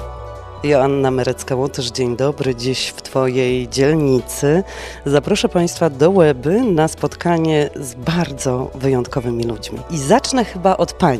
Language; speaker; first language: Polish; native; Polish